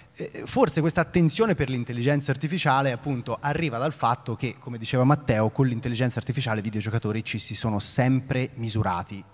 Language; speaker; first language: Italian; native; Italian